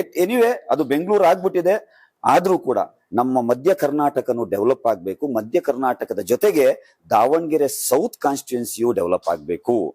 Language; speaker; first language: Kannada; non-native, local second language; Urdu